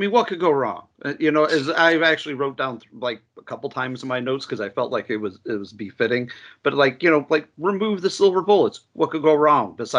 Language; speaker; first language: English; native; English